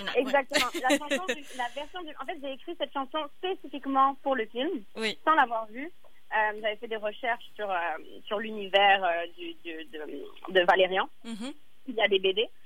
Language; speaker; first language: French; native; French